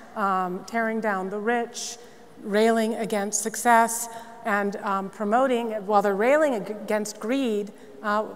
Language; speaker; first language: English; native; English